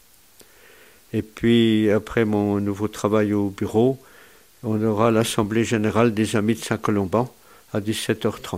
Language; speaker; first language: French; native; French